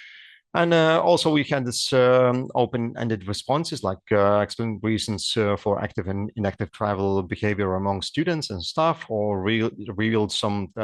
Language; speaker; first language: English; non-native, fluent; Lithuanian